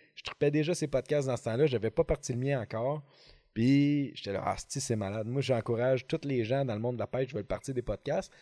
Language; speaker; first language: French; native; French